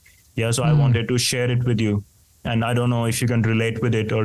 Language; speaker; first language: English; non-native, local second language; Hindi